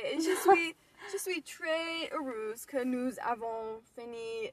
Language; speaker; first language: French; non-native, learner; English